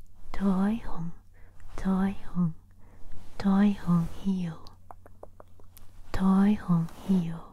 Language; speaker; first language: Vietnamese; non-native, learner; English